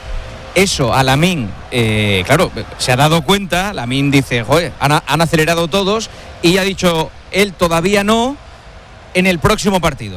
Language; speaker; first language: Spanish; native; Spanish